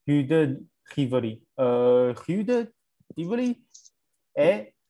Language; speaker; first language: French; non-native, learner; English